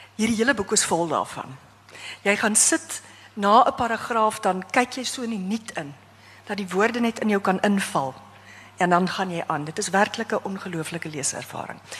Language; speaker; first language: Afrikaans; native; Afrikaans